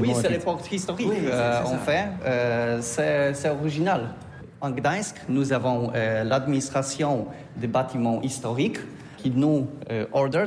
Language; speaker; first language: French; non-native, learner; Polish